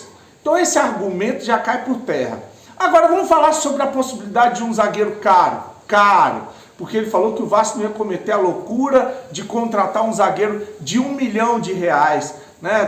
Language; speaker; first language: Portuguese; native; Portuguese